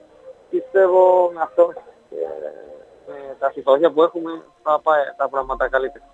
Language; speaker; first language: Greek; non-native, learner; Spanish